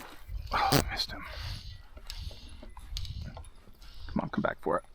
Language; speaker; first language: English; native; English